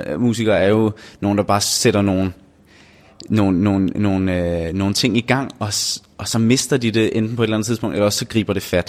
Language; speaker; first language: Danish; native; Danish